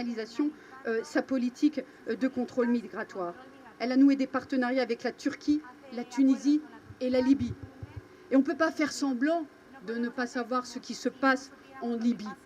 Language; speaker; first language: French; native; French